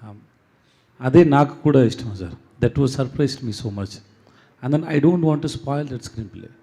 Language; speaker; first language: Telugu; non-native, learner; Tamil